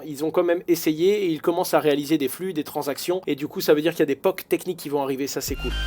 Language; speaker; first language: French; native; French